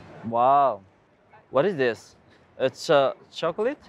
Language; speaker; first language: English; non-native, learner; Korean